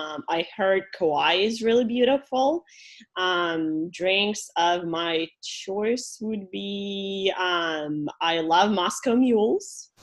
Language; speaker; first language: English; non-native, fluent; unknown